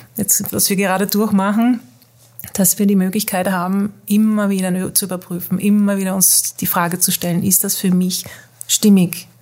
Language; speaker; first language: German; early bilingual, heritage; Dutch